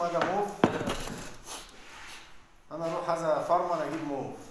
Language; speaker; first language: Arabic; non-native, learner; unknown